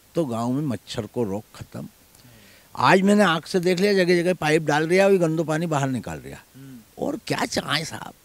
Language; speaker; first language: Hindi; native; Hindi